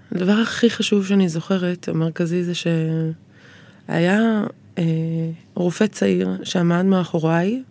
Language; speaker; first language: Hebrew; early bilingual, heritage; Hebrew